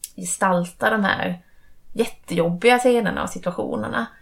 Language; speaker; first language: Swedish; native; Swedish